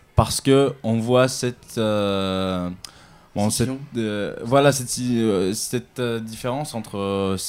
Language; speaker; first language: French; non-native, fluent; Greek